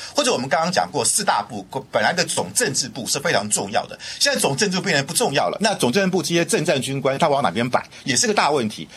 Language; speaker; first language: Chinese; native; Chinese